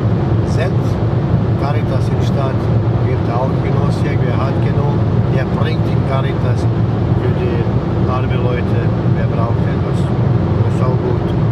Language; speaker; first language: German; non-native, learner; Croatian